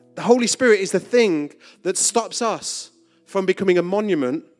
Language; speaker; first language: English; native; English